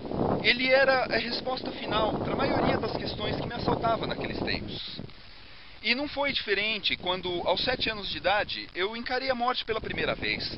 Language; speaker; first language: Portuguese; native; Portuguese